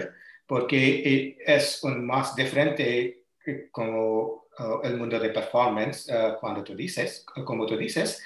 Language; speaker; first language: Spanish; non-native, learner; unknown